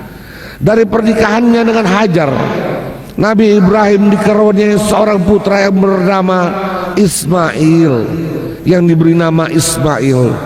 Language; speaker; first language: Indonesian; native; Indonesian